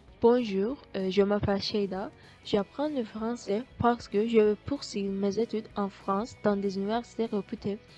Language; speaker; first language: French; non-native, learner; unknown